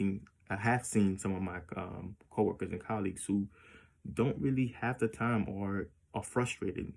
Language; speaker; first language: English; native; English